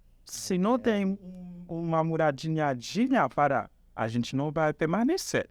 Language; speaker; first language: Portuguese; non-native, fluent; Haitian Creole